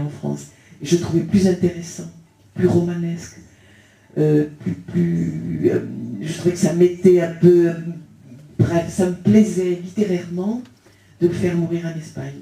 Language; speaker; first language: French; early bilingual, other home language; Spanish